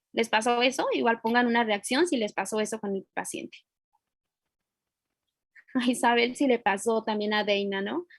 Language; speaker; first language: Spanish; native; Spanish